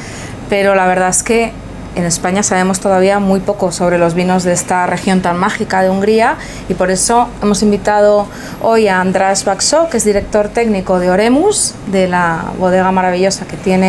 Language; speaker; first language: Spanish; native; Spanish